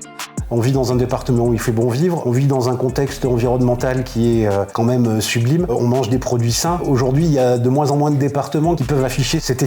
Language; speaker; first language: French; native; French